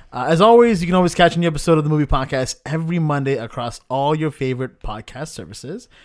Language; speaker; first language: English; native; English